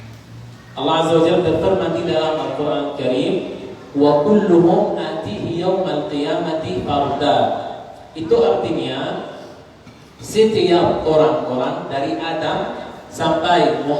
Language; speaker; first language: Indonesian; non-native, learner; Arabic